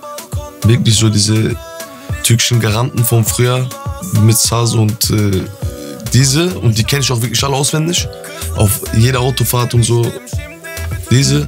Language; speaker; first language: German; early bilingual, other home language; Turkish